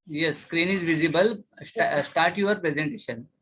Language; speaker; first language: English; non-native, local second language; Marathi